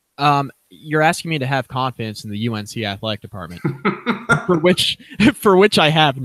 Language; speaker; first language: English; native; English